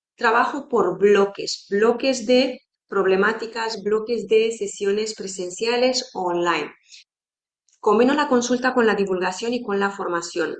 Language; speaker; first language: Spanish; non-native, fluent; Romanian